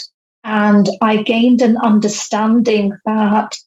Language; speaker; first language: English; native; English